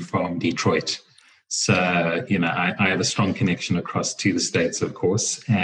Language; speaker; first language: English; native; English